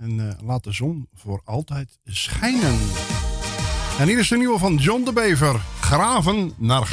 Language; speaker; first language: Dutch; native; Dutch